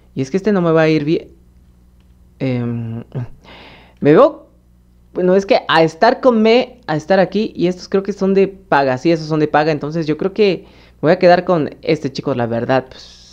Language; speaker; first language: Spanish; native; Spanish